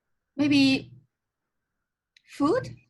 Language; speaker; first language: English; non-native, learner; Chinese